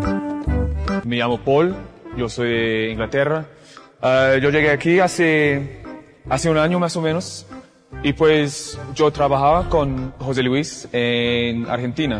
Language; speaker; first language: Spanish; non-native, fluent; English